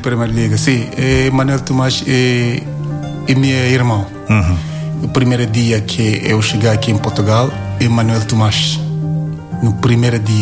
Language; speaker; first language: Portuguese; non-native, learner; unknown